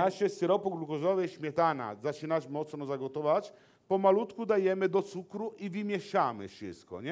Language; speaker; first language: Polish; non-native, learner; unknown